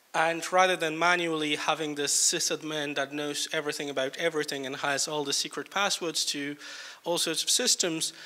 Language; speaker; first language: English; non-native, fluent; Polish